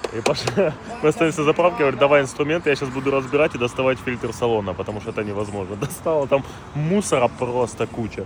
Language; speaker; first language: Russian; non-native, local second language; Ukrainian